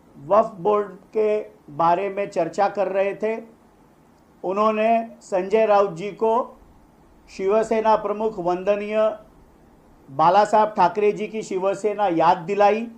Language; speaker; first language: Hindi; non-native, local second language; Marathi